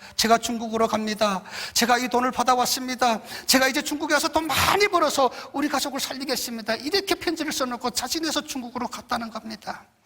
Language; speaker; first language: Korean; native; Korean